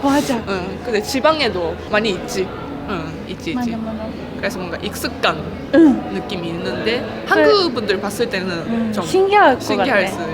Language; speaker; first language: Korean; non-native, fluent; Japanese